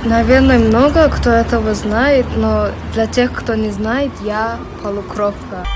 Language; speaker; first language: Russian; non-native, local second language; English